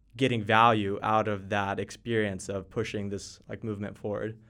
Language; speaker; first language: English; native; English